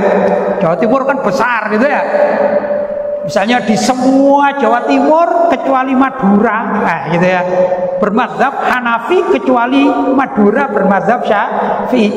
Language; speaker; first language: Indonesian; native; Indonesian